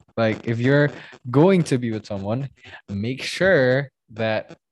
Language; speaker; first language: English; non-native, fluent; Indonesian